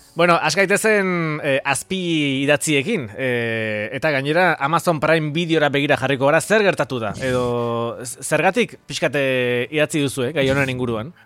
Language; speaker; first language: Basque; native; Basque